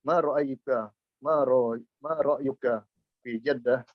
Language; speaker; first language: Arabic; non-native, learner; Indonesian